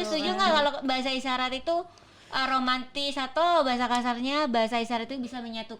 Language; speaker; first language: Indonesian; native; Indonesian